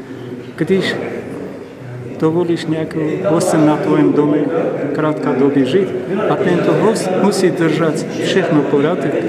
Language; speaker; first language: Czech; non-native, learner; Armenian